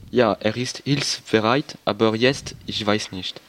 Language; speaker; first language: German; non-native, learner; French